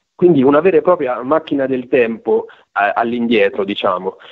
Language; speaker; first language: Italian; native; Italian